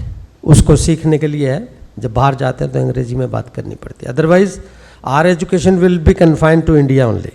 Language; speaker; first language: Hindi; native; Hindi